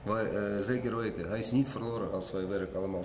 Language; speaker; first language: Dutch; non-native, learner; Russian